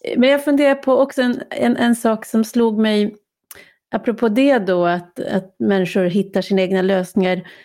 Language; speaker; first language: Swedish; native; Swedish